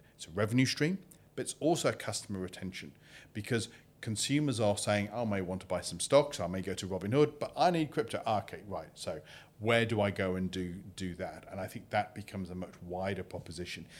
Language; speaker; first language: English; native; English